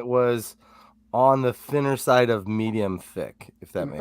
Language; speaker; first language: English; native; English